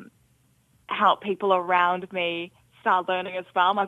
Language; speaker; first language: English; native; English